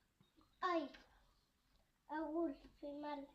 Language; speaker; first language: French; native; French